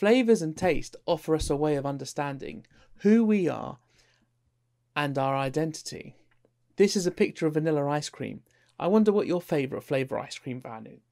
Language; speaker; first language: English; native; English